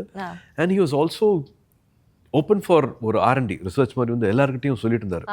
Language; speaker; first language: Tamil; native; Tamil